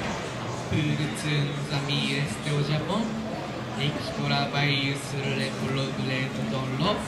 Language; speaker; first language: French; non-native, learner; Japanese